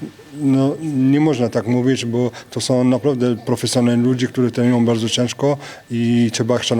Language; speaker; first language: Polish; non-native, fluent; French